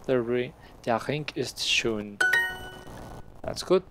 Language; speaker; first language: German; non-native, learner; Spanish